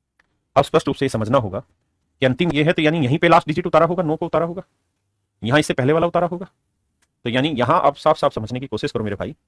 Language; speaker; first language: Hindi; native; Hindi